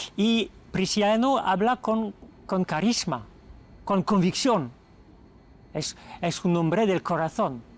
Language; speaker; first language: Spanish; non-native, fluent; French